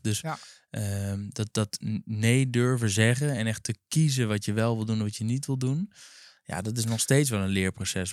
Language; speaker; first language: Dutch; native; Dutch